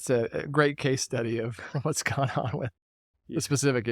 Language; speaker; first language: English; native; English